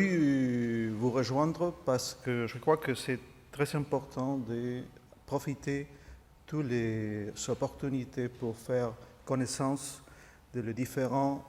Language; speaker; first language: French; non-native, fluent; Spanish